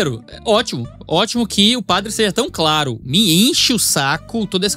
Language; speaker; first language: Portuguese; native; Portuguese